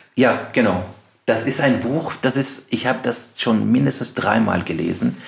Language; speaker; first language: German; non-native, fluent; Persian